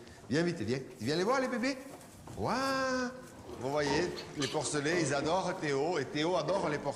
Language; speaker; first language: French; native; French